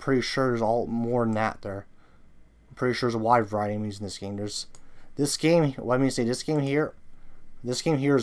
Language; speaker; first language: English; native; English